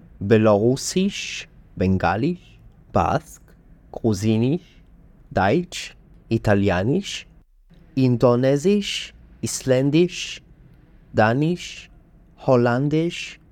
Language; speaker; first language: German; non-native, learner; Hebrew